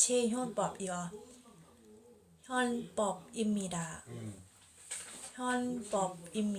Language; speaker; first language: Korean; non-native, learner; Thai